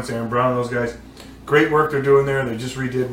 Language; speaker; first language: English; native; English